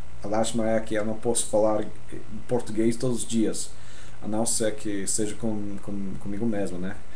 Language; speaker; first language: Portuguese; non-native, fluent; English